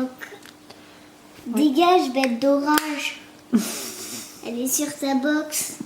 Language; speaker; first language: French; native; French